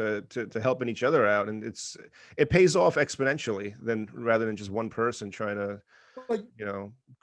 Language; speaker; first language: English; native; English